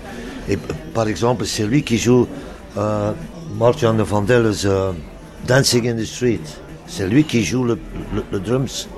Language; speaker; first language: French; non-native, local second language; Dutch